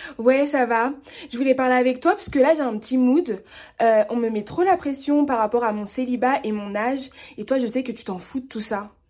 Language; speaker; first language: French; native; French